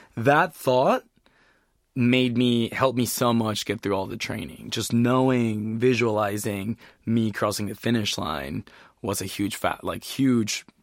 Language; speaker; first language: English; early bilingual, other home language; Spanish